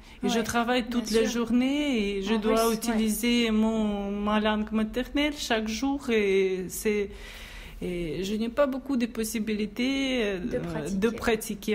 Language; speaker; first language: French; non-native, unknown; Russian